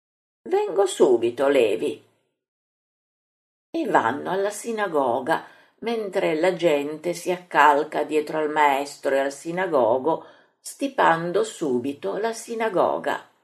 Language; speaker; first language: Italian; native; Italian